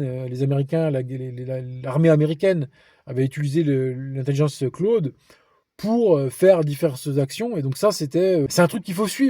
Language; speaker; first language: French; native; French